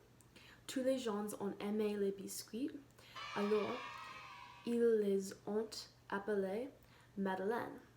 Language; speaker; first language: French; non-native, learner; English